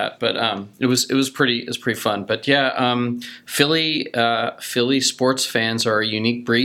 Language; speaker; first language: English; native; English